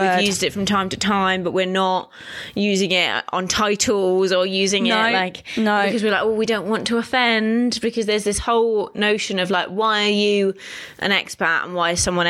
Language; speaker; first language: English; native; English